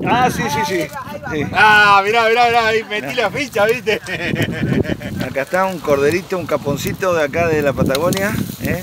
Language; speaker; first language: Spanish; native; Spanish